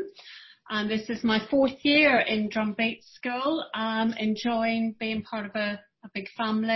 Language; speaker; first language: English; native; English